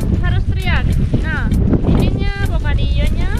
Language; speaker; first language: Indonesian; non-native, fluent; Spanish